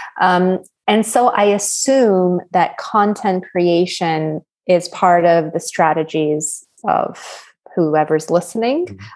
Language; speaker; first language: English; native; English